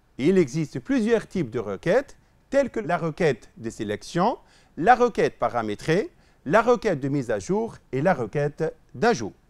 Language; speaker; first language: French; non-native, local second language; Arabic